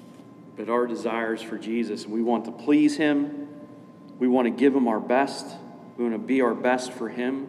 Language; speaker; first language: English; native; English